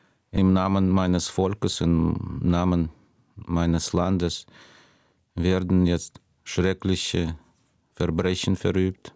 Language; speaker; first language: German; non-native, fluent; Russian